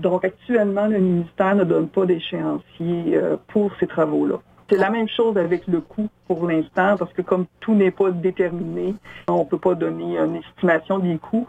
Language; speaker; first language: French; native; French